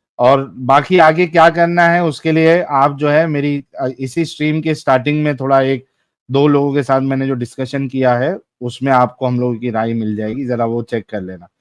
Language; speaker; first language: Hindi; native; Hindi